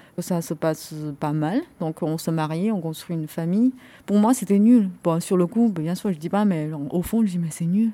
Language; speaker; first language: French; non-native, fluent; Chinese